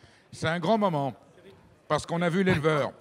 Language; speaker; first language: French; native; French